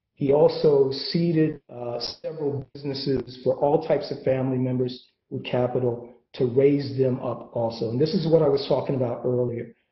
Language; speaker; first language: English; native; English